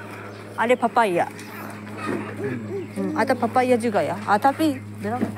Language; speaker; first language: Indonesian; non-native, learner; Japanese